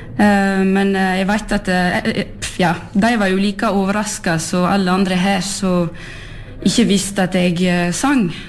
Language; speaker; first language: Norwegian; non-native, fluent; French